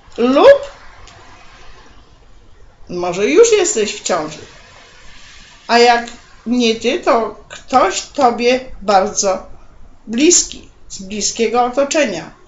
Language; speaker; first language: Polish; native; Polish